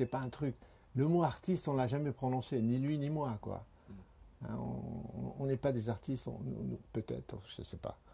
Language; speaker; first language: French; early bilingual, other home language; Spanish